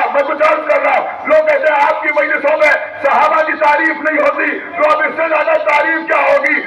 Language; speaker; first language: Urdu; native; Urdu